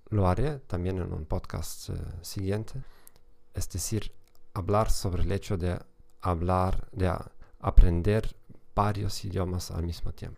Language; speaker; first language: Spanish; non-native, fluent; German